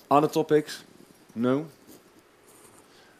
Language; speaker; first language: English; non-native, fluent; Dutch